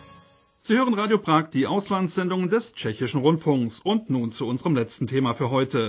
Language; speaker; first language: German; native; German